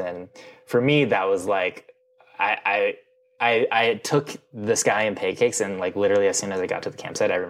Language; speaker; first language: English; native; English